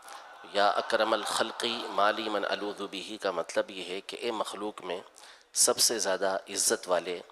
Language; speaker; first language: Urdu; native; Urdu